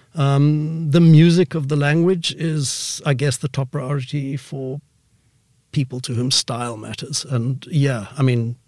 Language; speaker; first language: English; native; English